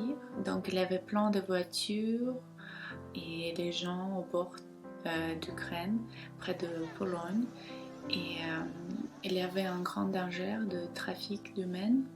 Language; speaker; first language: French; non-native, fluent; Ukrainian